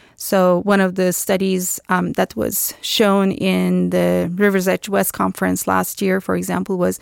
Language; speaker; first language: English; non-native, fluent; Turkish